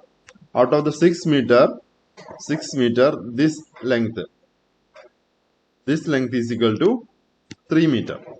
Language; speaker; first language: English; non-native, local second language; Malayalam